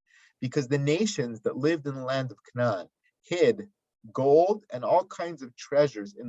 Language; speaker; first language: English; native; English